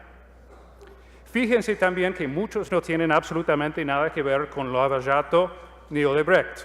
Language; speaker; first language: Spanish; non-native, fluent; English